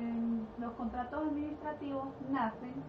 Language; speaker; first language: Spanish; native; Spanish